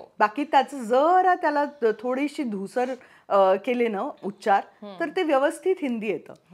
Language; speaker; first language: Marathi; native; Marathi